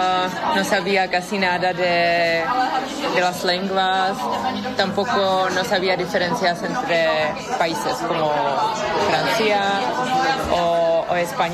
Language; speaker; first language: Spanish; non-native, fluent; Czech